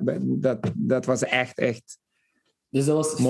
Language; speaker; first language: Dutch; non-native, fluent; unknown